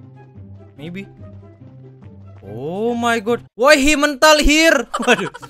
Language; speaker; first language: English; non-native, learner; Indonesian